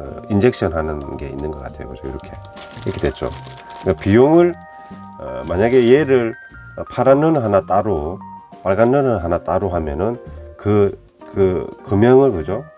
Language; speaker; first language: Korean; native; Korean